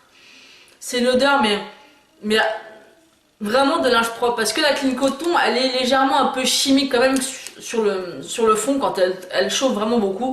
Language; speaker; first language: French; native; French